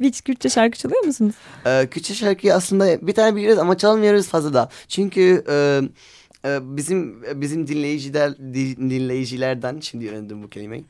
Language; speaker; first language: Turkish; non-native, learner; Arabic